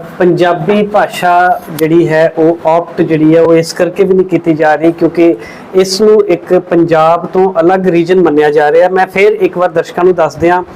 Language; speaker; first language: Punjabi; native; Punjabi